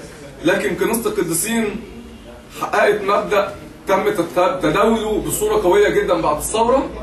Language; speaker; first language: Arabic; native; Arabic